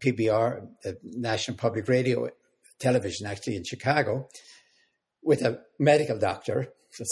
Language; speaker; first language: English; native; English